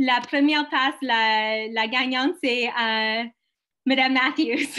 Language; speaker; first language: French; non-native, local second language; English